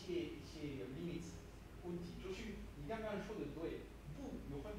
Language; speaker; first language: Chinese; non-native, learner; French